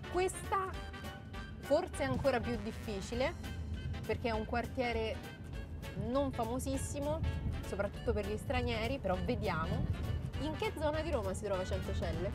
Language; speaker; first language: Italian; native; Italian